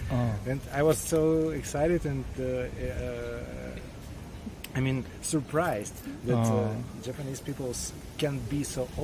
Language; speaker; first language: English; non-native, fluent; Russian